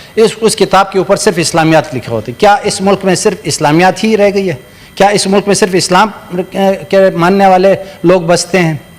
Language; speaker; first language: Urdu; non-native, local second language; Pashto